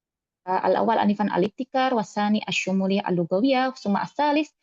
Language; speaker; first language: Arabic; non-native, learner; Indonesian